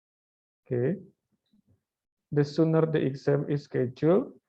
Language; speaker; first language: English; non-native, fluent; Indonesian